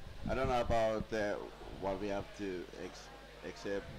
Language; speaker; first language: English; non-native, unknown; Finnish